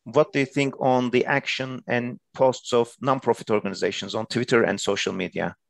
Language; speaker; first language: English; non-native, fluent; Turkish